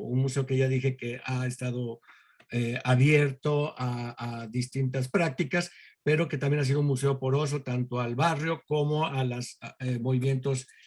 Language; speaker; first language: Spanish; native; Spanish